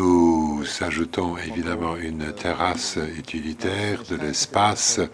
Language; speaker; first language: French; non-native, fluent; Polish